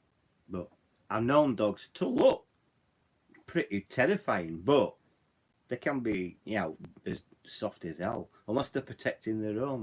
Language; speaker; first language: English; native; English